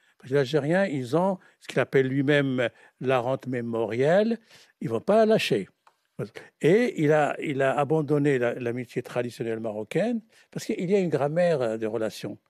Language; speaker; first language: French; non-native, local second language; Arabic